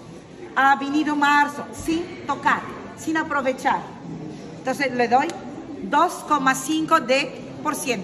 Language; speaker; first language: Spanish; non-native, fluent; Arabic